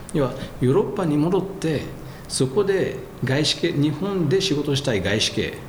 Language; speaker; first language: Japanese; non-native, fluent; French